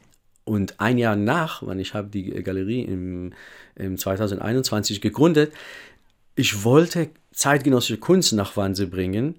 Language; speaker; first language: German; non-native, fluent; Hebrew